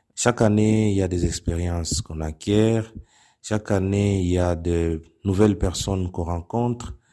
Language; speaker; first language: French; non-native, local second language; Nande